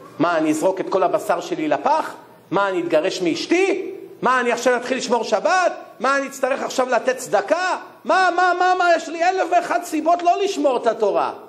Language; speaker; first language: Hebrew; native; Hebrew